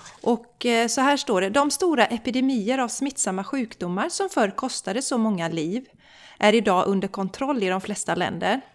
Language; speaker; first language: Swedish; native; Swedish